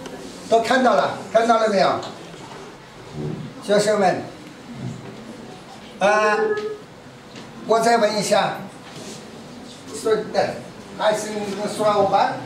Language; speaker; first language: Chinese; non-native, local second language; Kazakh